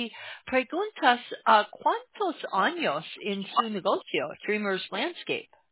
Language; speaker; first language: Spanish; non-native, learner; English